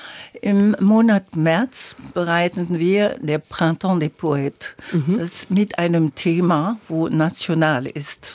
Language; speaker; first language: German; non-native, learner; French